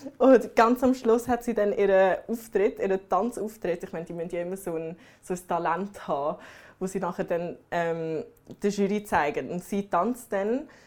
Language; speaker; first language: German; early bilingual, other home language; English